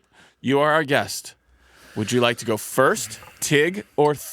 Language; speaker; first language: English; native; English